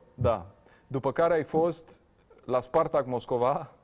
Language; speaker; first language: Romanian; native; Romanian